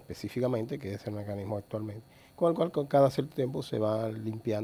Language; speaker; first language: Spanish; native; Spanish